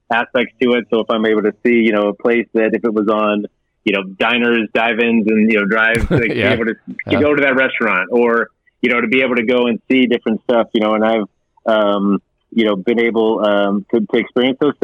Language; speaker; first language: English; native; English